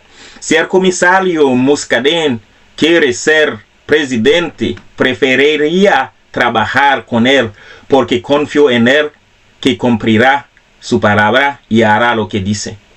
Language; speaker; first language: Spanish; non-native, fluent; Haitian Creole